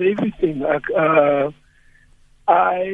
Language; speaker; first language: English; non-native, local second language; Zulu